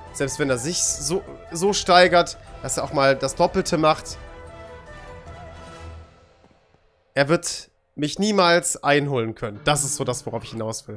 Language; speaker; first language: German; native; German